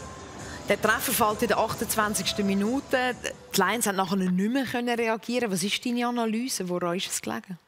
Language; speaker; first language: German; native; German